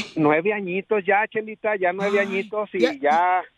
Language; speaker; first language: Spanish; native; Spanish